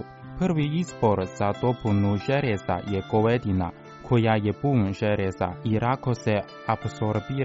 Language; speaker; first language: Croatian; non-native, fluent; Chinese